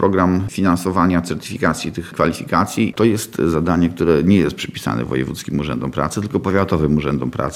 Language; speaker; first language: Polish; native; Polish